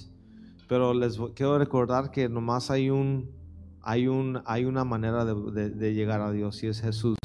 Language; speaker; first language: Spanish; early bilingual, heritage; Spanish